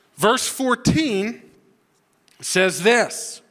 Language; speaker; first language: English; native; English